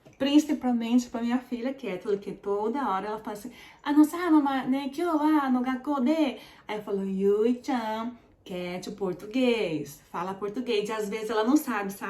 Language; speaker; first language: Portuguese; early bilingual, heritage; Portuguese